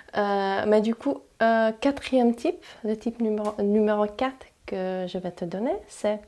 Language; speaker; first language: French; non-native, fluent; Czech